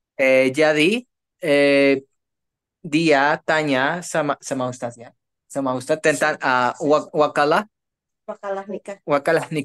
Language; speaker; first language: Indonesian; non-native, learner; Spanish